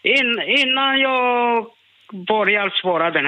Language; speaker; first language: Swedish; non-native, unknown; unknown